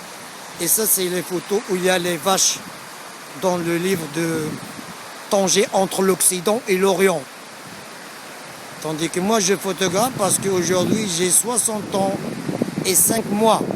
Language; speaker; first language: French; non-native, local second language; Arabic